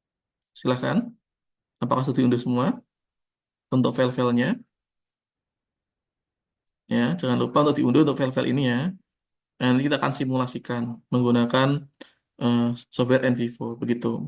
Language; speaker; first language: Indonesian; native; Indonesian